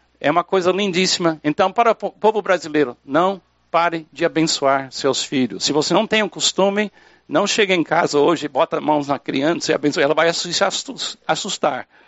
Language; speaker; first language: Portuguese; non-native, fluent; English